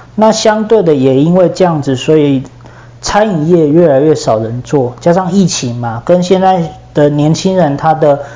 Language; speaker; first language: Chinese; native; Chinese